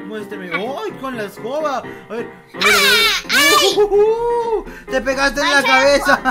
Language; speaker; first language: Spanish; native; Spanish